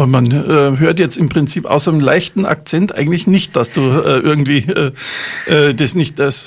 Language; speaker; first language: German; native; German